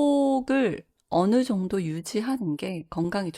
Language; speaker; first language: Korean; native; Korean